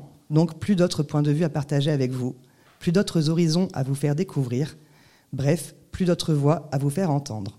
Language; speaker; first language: French; native; French